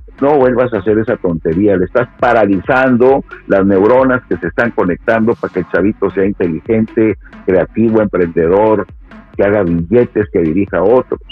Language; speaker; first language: Spanish; native; Spanish